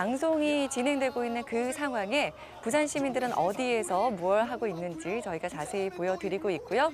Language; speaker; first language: Korean; native; Korean